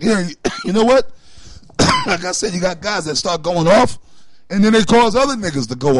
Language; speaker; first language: English; native; English